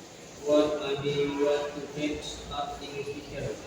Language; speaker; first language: English; non-native, learner; Indonesian